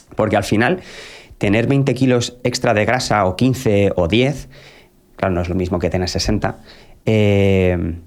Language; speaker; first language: Spanish; native; Spanish